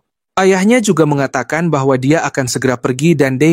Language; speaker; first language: Indonesian; native; Indonesian